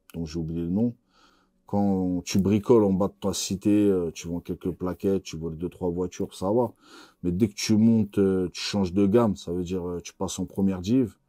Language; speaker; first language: French; native; French